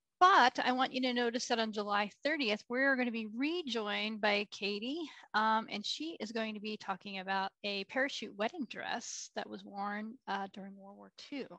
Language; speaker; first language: English; native; English